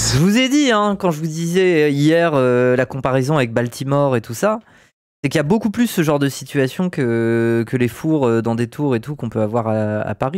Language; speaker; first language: French; native; French